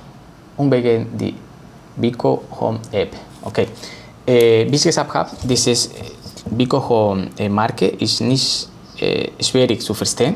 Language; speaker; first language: German; non-native, learner; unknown